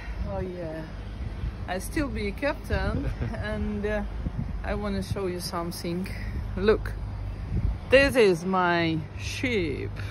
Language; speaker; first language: English; non-native, learner; Ukrainian